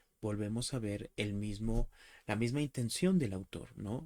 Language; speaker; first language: Spanish; native; Spanish